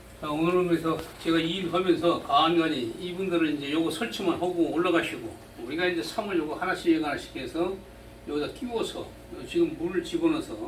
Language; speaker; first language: Korean; native; Korean